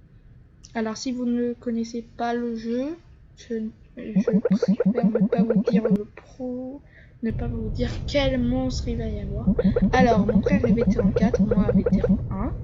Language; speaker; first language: French; native; French